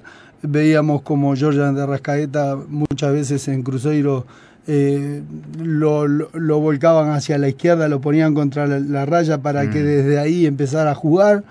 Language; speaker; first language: Spanish; native; Spanish